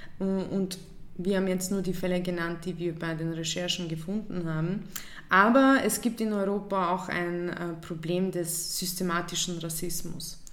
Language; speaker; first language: German; early bilingual, other home language; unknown